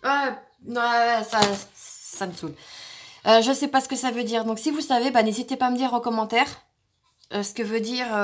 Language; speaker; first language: French; native; French